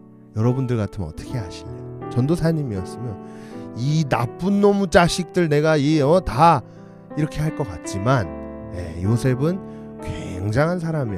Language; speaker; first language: Korean; native; Korean